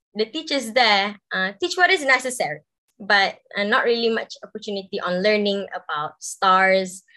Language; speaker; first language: English; non-native, local second language; Malay